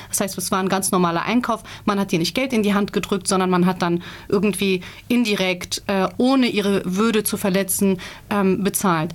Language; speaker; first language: German; early bilingual, other home language; Turkish